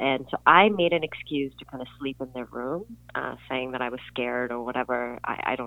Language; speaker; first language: English; non-native, local second language; Urdu